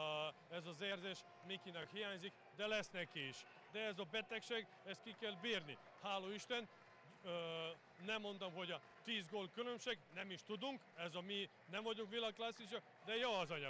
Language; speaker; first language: Hungarian; non-native, learner; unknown